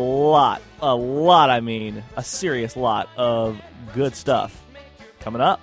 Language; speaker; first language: English; native; English